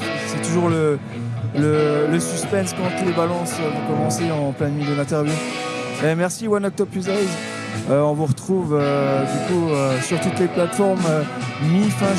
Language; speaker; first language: French; native; French